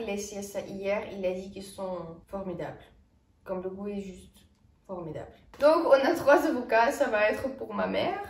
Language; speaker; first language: French; non-native, fluent; Estonian